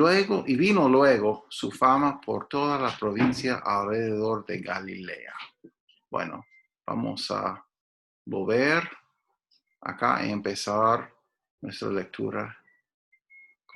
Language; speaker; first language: Spanish; non-native, fluent; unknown